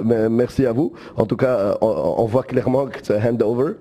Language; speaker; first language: French; non-native, local second language; Arabic